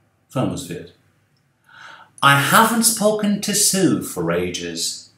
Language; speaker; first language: English; non-native, fluent; Portuguese